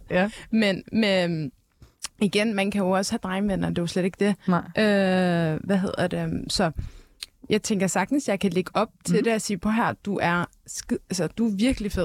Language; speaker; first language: Danish; early bilingual, other home language; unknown